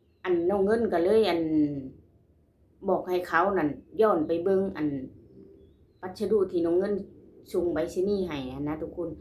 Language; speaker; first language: Thai; non-native, local second language; Lao